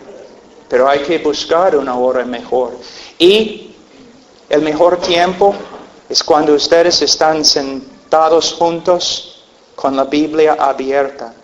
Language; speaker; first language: Spanish; non-native, fluent; English